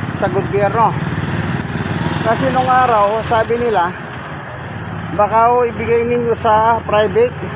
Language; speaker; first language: Filipino; non-native, local second language; Pampanga